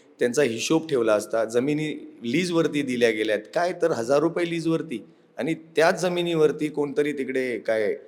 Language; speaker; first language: Marathi; non-native, local second language; Urdu